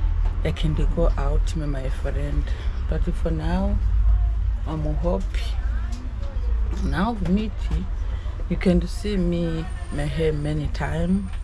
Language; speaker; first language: English; non-native, learner; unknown